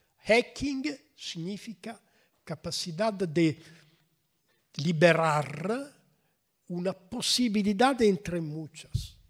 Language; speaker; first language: Italian; native; Italian